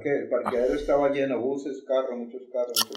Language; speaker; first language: Spanish; native; Spanish